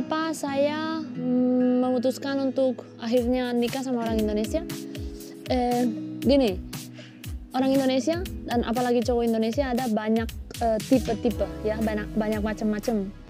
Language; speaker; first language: Indonesian; non-native, fluent; Spanish